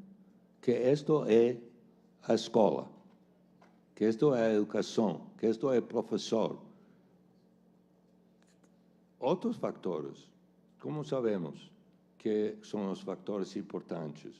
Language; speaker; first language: Portuguese; non-native, fluent; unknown